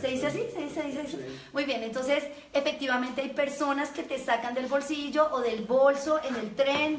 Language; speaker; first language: Spanish; native; Spanish